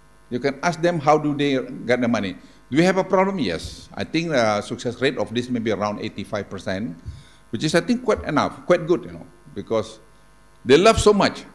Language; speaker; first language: English; non-native, fluent; Indonesian